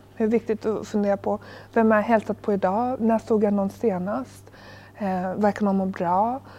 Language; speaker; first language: Swedish; early bilingual, other home language; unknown